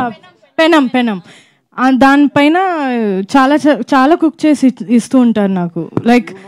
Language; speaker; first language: Telugu; non-native, fluent; Malayalam